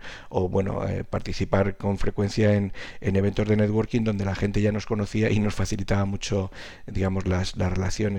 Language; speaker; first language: Spanish; native; Spanish